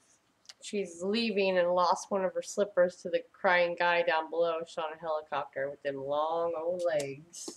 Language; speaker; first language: English; native; English